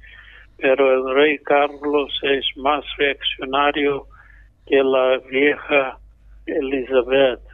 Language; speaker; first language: Spanish; non-native, fluent; English